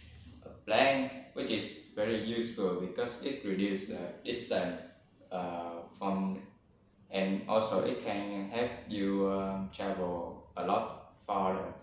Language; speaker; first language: English; non-native, learner; Vietnamese